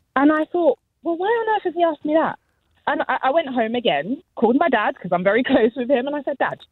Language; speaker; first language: English; native; English